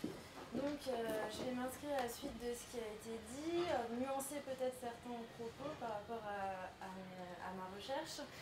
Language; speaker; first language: French; native; French